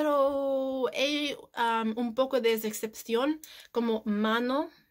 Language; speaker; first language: Spanish; non-native, learner; English